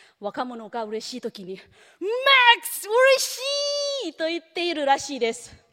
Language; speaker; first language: Japanese; non-native, fluent; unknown